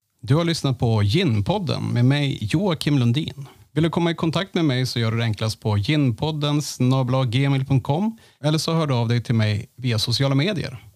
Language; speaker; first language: Swedish; native; Swedish